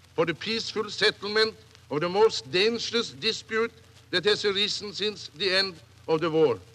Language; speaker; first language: English; non-native, fluent; Norwegian